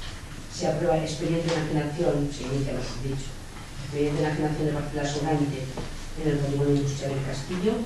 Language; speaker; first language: Spanish; native; Spanish